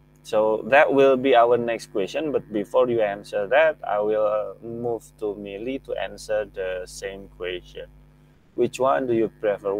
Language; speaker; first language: English; non-native, fluent; Indonesian